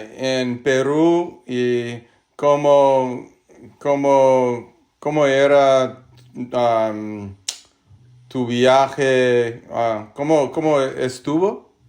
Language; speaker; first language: Spanish; non-native, learner; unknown